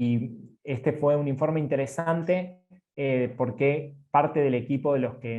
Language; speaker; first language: Spanish; native; Spanish